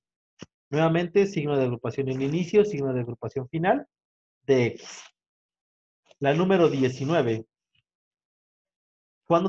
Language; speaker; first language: Spanish; native; Spanish